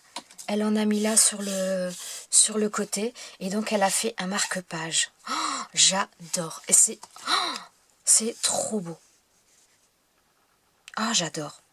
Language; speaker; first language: French; native; French